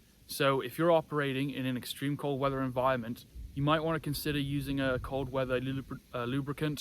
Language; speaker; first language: English; native; English